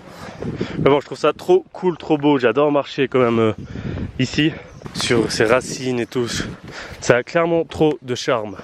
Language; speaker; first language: French; native; French